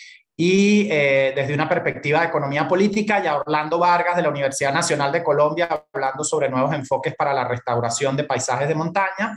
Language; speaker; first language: Spanish; native; Spanish